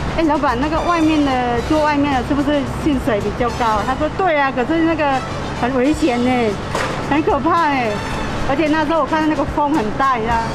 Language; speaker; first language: Chinese; non-native, fluent; Vietnamese